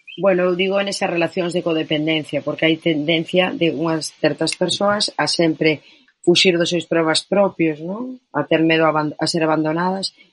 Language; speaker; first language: Galician; non-native, local second language; Spanish